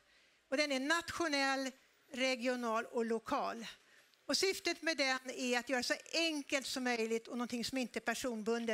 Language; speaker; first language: Swedish; native; Swedish